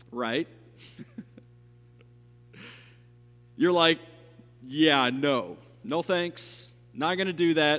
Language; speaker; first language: English; native; English